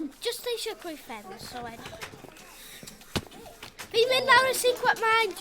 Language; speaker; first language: Welsh; non-native, local second language; English